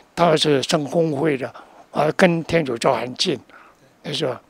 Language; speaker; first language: Chinese; non-native, local second language; Cantonese